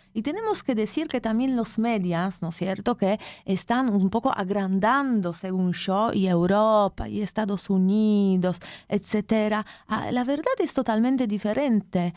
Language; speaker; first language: Spanish; non-native, fluent; Polish